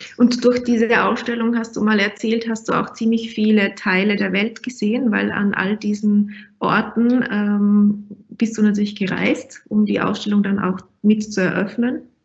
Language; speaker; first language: German; native; German